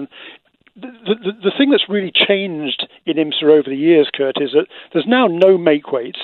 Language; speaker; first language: English; native; English